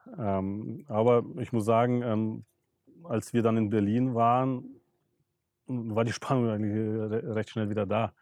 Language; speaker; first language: German; early bilingual, other home language; Russian